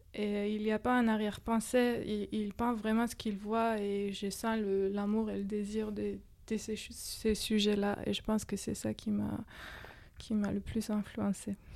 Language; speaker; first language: French; non-native, fluent; Georgian